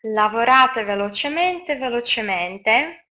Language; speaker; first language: Italian; non-native, fluent; Russian